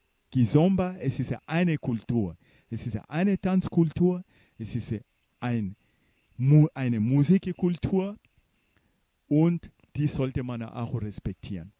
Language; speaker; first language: German; non-native, fluent; Portuguese